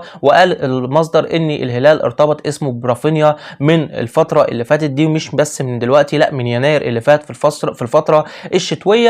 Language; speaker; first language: Arabic; native; Arabic